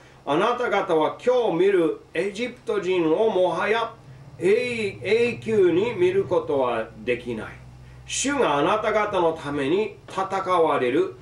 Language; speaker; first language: Japanese; non-native, fluent; English